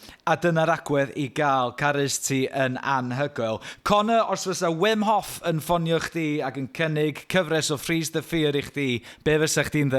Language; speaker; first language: Welsh; native; Welsh